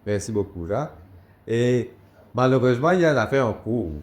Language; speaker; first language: French; non-native, local second language; Morisyen